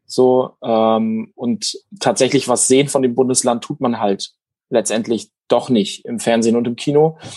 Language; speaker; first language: German; native; German